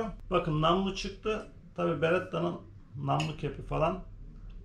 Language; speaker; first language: Turkish; native; Turkish